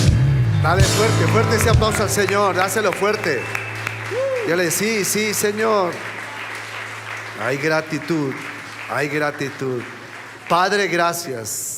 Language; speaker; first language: Spanish; native; Spanish